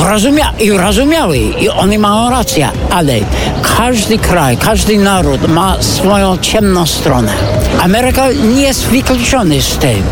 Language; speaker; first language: Polish; non-native, fluent; English